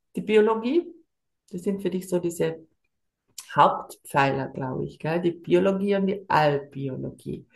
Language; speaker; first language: German; native; German